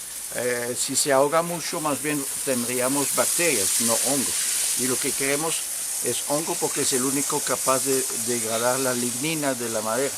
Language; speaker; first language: Spanish; native; Spanish